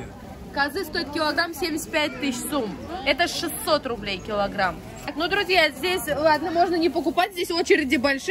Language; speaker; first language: Russian; native; Russian